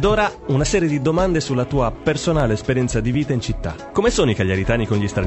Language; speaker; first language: Italian; native; Italian